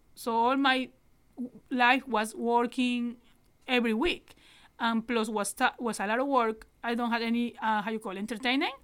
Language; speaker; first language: English; non-native, learner; Spanish